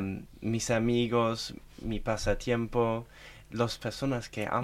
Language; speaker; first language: Spanish; non-native, learner; German